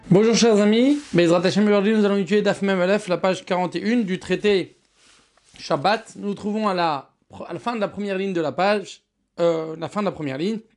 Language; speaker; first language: French; native; French